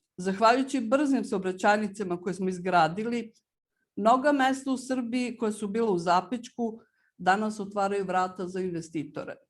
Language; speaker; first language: Serbian; native; Serbian